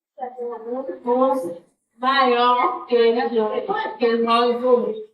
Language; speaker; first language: Portuguese; non-native, fluent; Haitian Creole